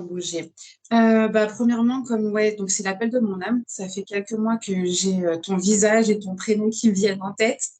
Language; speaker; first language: French; native; French